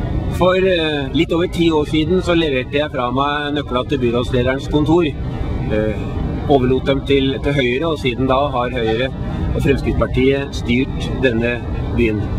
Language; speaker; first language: Norwegian; native; Norwegian